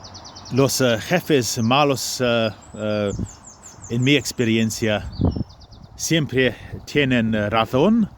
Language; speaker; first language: Spanish; non-native, fluent; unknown